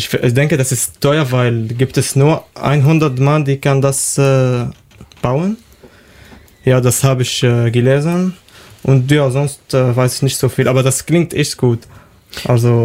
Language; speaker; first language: German; non-native, learner; Arabic